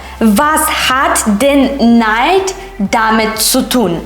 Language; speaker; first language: German; non-native, fluent; Ukrainian